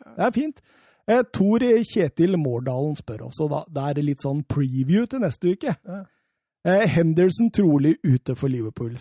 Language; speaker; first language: Norwegian; native; Norwegian